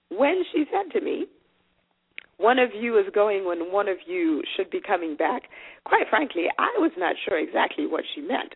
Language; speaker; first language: English; non-native, local second language; Shona